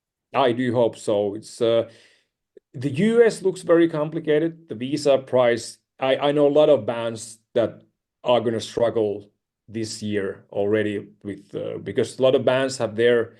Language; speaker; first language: English; non-native, fluent; Finnish